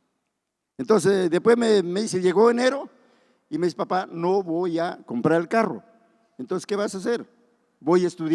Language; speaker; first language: Spanish; native; Spanish